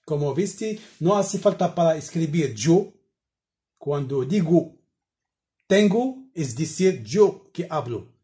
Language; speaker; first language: Spanish; non-native, learner; Arabic